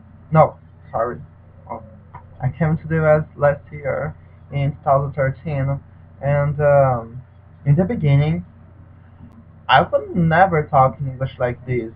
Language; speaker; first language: English; non-native, learner; Portuguese